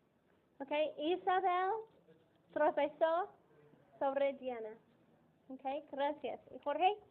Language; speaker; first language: Spanish; non-native, fluent; English